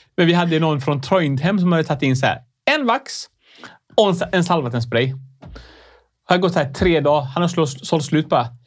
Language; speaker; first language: Swedish; early bilingual, other home language; Arabic